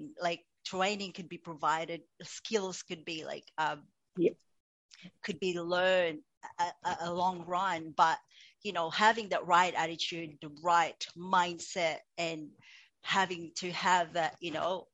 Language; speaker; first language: English; non-native, local second language; Cebuano